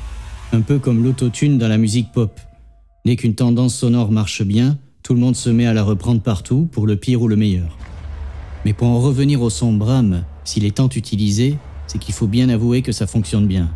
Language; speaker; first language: French; native; French